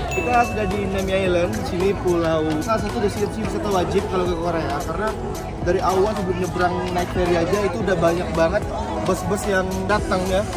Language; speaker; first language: Indonesian; native; Indonesian